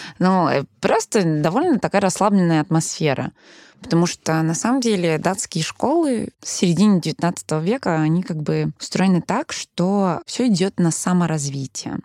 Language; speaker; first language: Russian; early bilingual, heritage; Danish